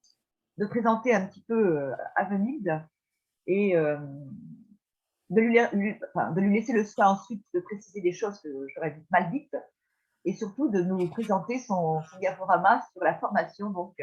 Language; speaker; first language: French; native; French